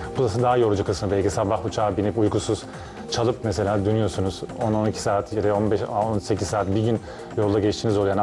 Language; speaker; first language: Turkish; early bilingual, heritage; Turkish